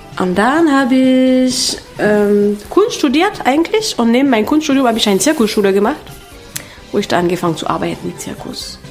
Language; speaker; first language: German; non-native, fluent; French